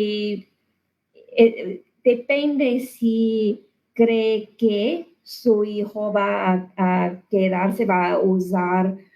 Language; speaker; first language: Spanish; non-native, learner; English